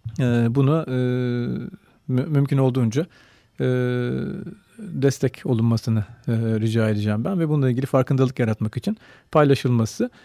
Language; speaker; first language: Turkish; native; Turkish